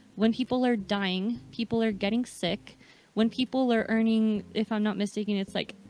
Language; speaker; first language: English; early bilingual, other home language; Spanish